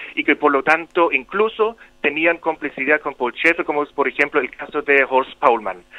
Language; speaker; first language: Spanish; non-native, local second language; German